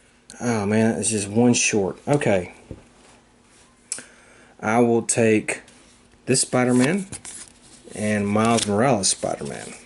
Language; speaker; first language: English; native; English